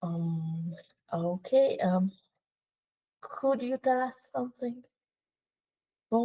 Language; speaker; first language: English; non-native, learner; Hungarian